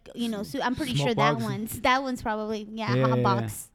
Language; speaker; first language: English; non-native, fluent; Spanish